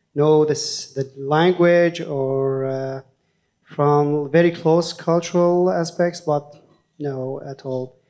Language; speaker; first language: English; non-native, fluent; Kurdish